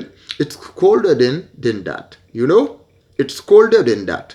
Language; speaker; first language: English; non-native, learner; Haitian Creole